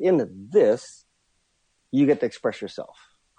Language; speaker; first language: English; native; English